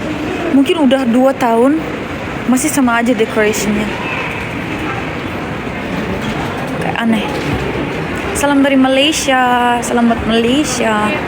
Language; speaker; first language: Indonesian; non-native, learner; Turkish